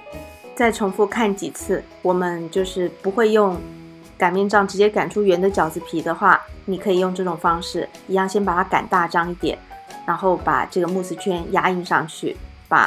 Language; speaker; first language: Chinese; native; Chinese